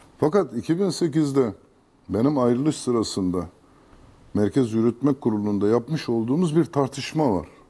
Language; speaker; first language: Turkish; non-native, local second language; Kurdish